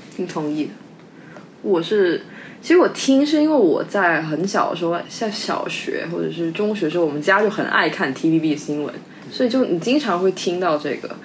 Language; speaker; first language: Chinese; non-native, local second language; Min Nan Chinese